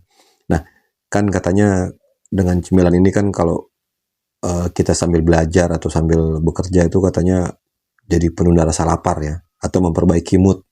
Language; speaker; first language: Indonesian; native; Indonesian